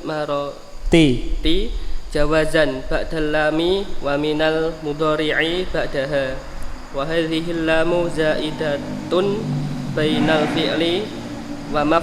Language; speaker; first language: Arabic; non-native, learner; Indonesian